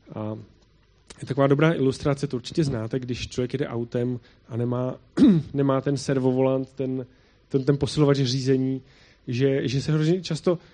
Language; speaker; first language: Czech; native; Czech